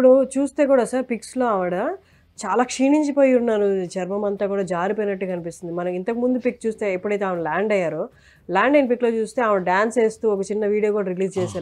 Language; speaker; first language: Telugu; native; Telugu